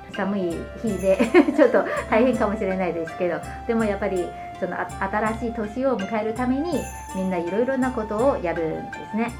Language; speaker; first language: Japanese; non-native, fluent; Chinese